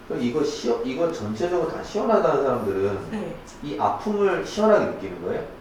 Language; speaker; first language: Korean; native; Korean